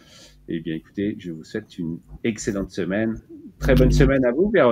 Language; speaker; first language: French; native; French